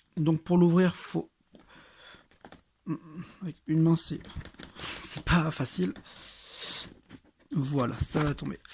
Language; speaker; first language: French; native; French